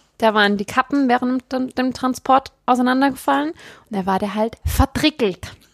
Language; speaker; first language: German; native; German